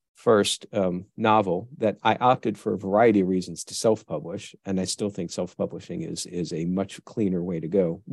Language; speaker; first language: English; native; English